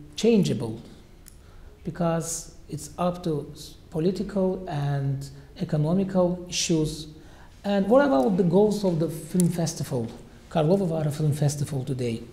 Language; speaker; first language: English; non-native, learner; Azerbaijani